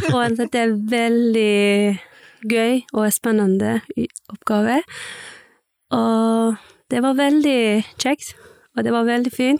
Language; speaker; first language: Norwegian; early bilingual, other home language; Persian